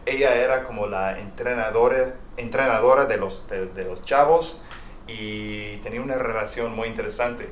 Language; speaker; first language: Spanish; non-native, fluent; English